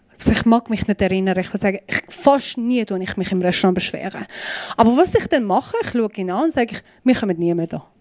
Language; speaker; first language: German; non-native, fluent; Persian